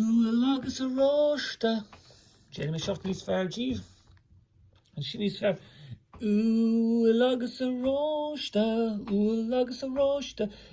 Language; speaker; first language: Irish; non-native, local second language; English